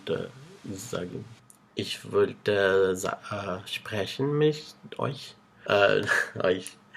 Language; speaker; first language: German; non-native, learner; Portuguese